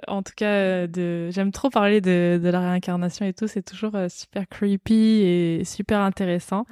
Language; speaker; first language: French; native; French